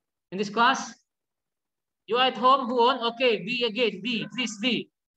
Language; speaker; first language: English; non-native, learner; Indonesian